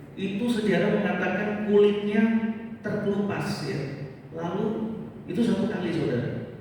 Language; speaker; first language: Indonesian; native; Indonesian